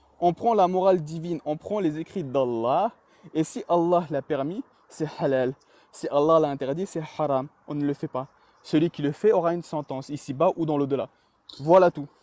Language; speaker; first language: French; early bilingual, other home language; Chechen